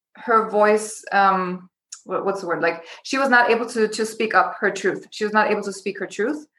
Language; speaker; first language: English; non-native, fluent; German